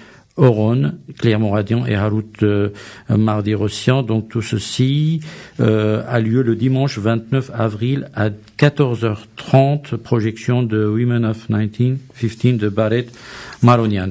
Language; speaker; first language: French; native; French